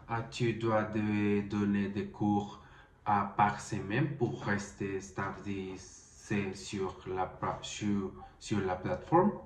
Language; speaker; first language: French; non-native, learner; Spanish